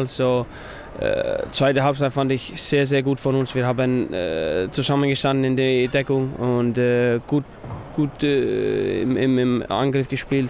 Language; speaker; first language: German; non-native, fluent; Icelandic